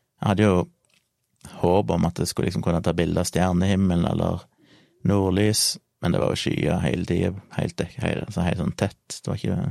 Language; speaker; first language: Norwegian; native; Norwegian